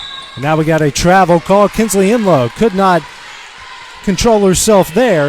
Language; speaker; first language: English; native; English